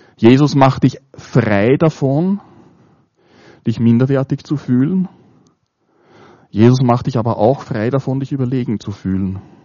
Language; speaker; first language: German; native; German